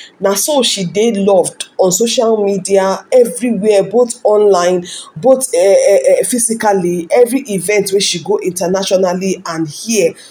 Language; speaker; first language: Nigerian Pidgin; non-native, local second language; Igbo